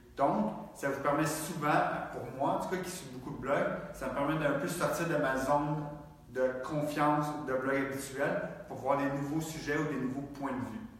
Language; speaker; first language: French; native; French